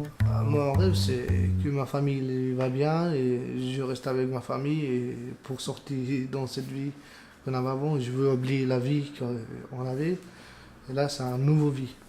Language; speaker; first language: French; non-native, learner; Romanian